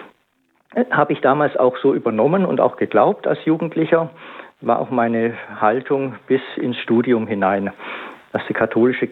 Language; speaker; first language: German; native; German